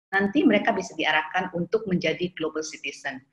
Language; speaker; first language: Indonesian; non-native, local second language; Javanese